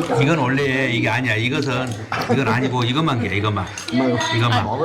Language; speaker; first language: Korean; non-native, learner; Vietnamese